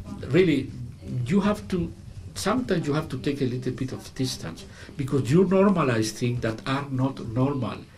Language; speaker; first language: English; non-native, fluent; Spanish